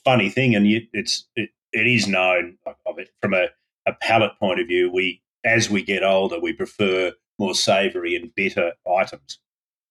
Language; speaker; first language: English; native; English